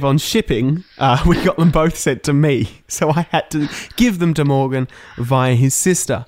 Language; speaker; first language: English; native; English